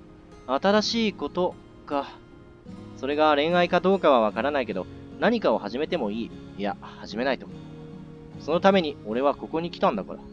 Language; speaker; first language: Japanese; native; Japanese